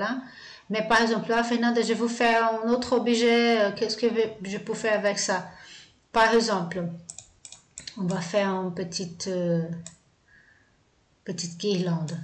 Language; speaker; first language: French; non-native, fluent; Portuguese